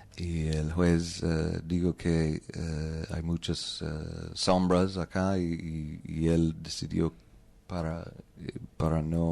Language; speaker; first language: Spanish; non-native, learner; English